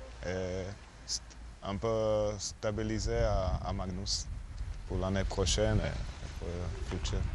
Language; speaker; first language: French; non-native, learner; Slovak